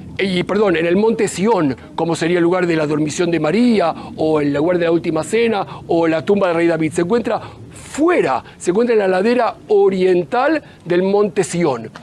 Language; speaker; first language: Spanish; native; Spanish